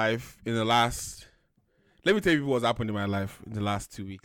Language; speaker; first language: English; non-native, local second language; Yoruba